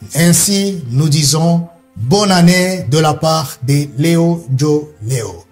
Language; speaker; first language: French; non-native, local second language; Swahili